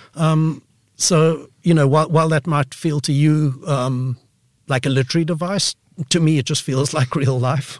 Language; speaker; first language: English; native; English